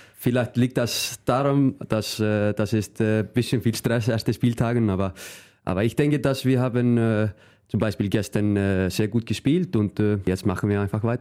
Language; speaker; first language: German; non-native, fluent; Icelandic